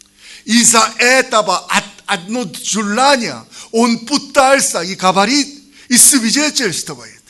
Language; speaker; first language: Russian; non-native, learner; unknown